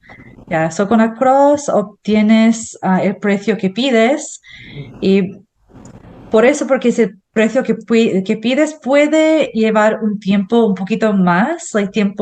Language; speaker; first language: Spanish; non-native, fluent; English